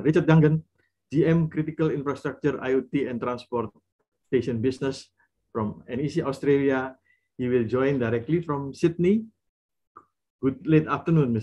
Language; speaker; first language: English; non-native, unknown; Indonesian